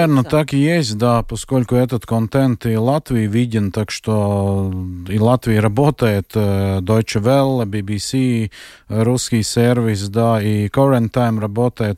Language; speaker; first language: Russian; non-native, local second language; Latvian